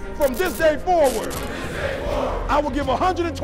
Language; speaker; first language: English; native; English